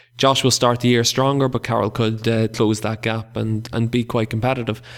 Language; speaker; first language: English; native; English